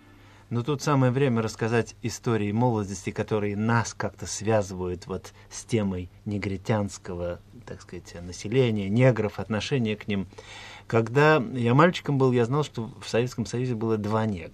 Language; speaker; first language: Russian; native; Russian